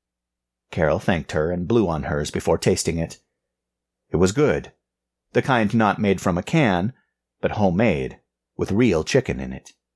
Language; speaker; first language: English; native; English